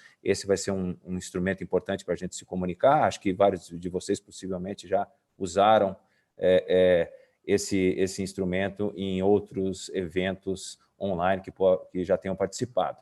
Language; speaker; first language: Portuguese; native; Portuguese